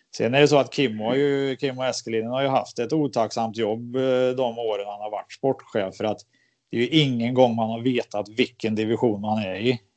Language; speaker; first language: Swedish; native; Swedish